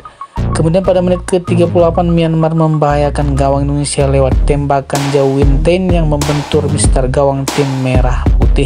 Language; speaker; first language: Indonesian; native; Indonesian